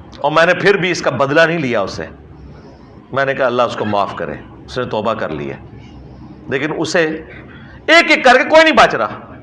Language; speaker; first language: Urdu; non-native, local second language; Punjabi